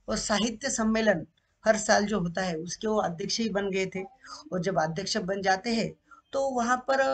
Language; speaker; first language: Hindi; non-native, local second language; Marathi